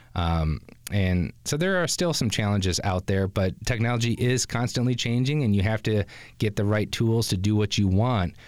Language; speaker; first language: English; native; English